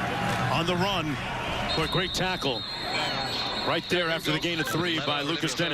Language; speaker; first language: English; native; English